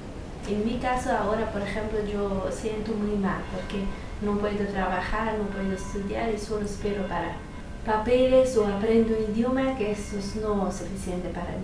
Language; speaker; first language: Spanish; non-native, learner; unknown